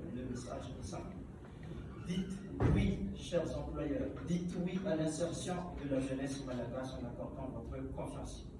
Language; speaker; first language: French; non-native, local second language; Malagasy